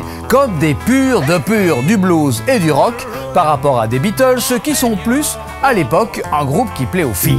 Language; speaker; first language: French; native; French